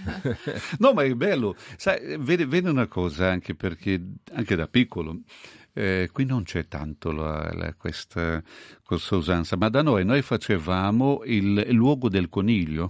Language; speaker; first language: Italian; non-native, fluent; Portuguese